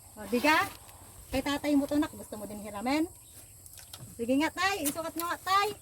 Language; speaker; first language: Filipino; native; Filipino